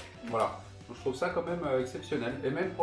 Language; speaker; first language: French; native; French